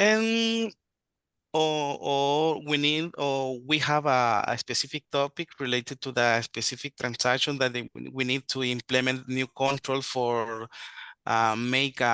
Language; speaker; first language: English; non-native, learner; Spanish